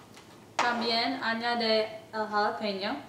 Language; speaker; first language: Spanish; non-native, learner; English